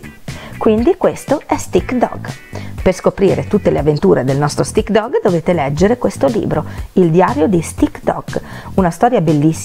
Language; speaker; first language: Italian; native; Italian